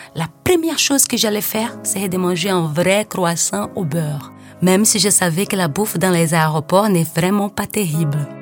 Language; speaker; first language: French; non-native, fluent; Portuguese